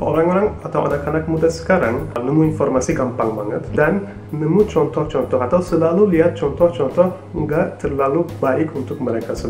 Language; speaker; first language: Indonesian; non-native, fluent; Turkish